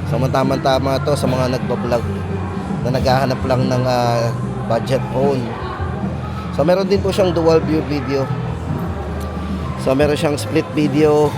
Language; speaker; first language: Filipino; native; Filipino